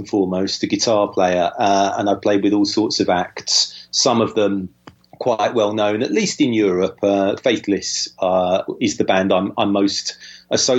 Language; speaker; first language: English; native; English